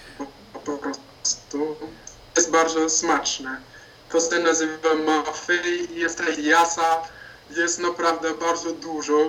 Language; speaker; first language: Polish; non-native, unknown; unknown